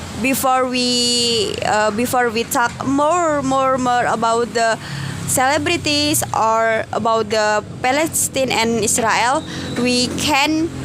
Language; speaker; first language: English; non-native, learner; Indonesian